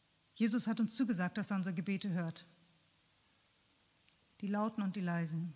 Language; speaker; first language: German; native; German